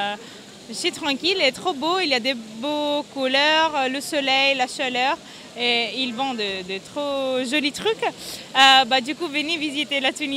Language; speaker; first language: French; non-native, fluent; Italian